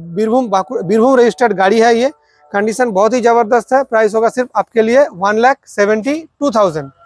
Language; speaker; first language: Hindi; non-native, local second language; Bangla